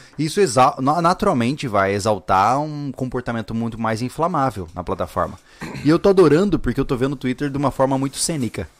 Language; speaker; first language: Portuguese; native; Portuguese